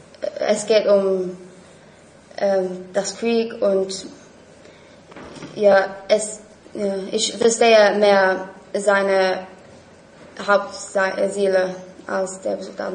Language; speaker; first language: German; non-native, learner; English